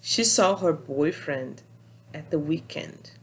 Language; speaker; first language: English; non-native, fluent; Portuguese